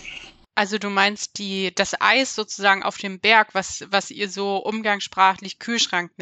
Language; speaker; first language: German; native; German